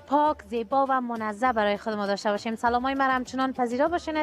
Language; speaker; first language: Persian; native; Persian